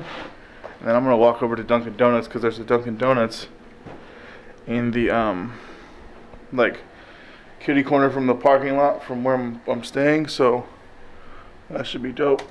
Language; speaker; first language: English; native; English